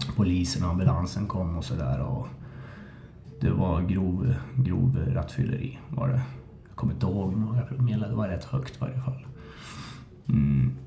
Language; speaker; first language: Swedish; native; Swedish